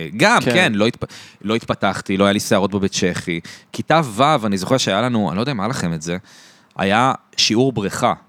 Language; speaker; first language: Hebrew; native; Hebrew